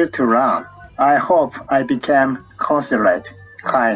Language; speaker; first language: English; non-native, learner; Japanese